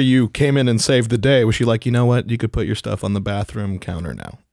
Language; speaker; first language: English; native; English